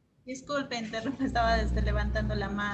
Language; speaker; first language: Spanish; native; Spanish